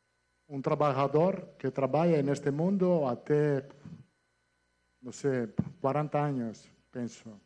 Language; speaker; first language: Portuguese; non-native, fluent; Italian